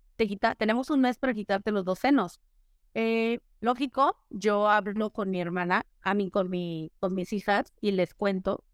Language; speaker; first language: Spanish; native; Spanish